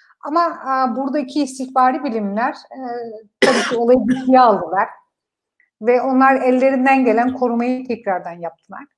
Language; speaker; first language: Turkish; non-native, fluent; Kurdish